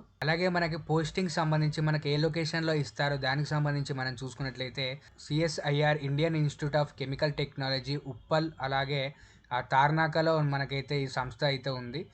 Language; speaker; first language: Telugu; native; Telugu